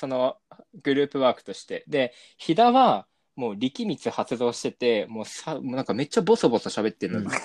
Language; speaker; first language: Japanese; native; Japanese